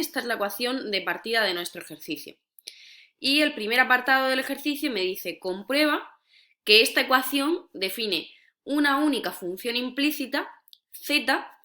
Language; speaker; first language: Spanish; native; Spanish